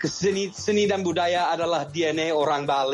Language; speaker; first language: Indonesian; non-native, fluent; English